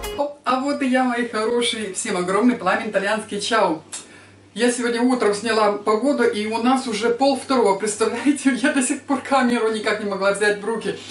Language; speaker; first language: Russian; native; Russian